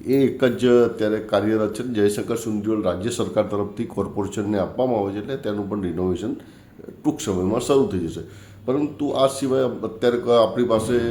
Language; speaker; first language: Gujarati; native; Gujarati